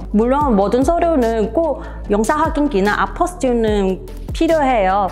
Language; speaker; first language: Korean; non-native, fluent; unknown